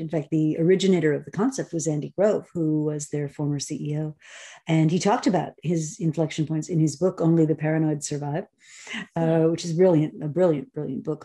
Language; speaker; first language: English; native; English